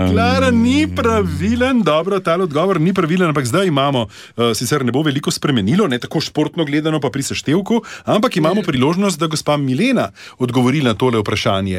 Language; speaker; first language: Slovenian; native; Slovenian